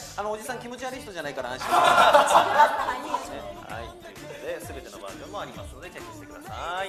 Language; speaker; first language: Japanese; native; Japanese